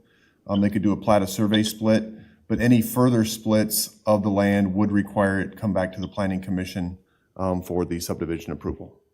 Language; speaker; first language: English; native; English